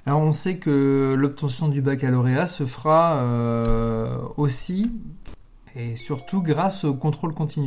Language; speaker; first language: French; native; French